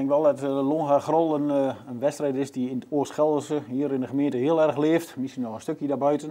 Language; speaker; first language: Dutch; native; Dutch